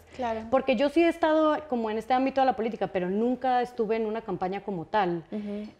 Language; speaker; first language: Spanish; native; Spanish